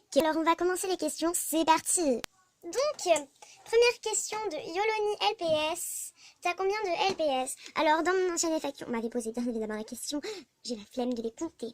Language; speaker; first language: French; native; French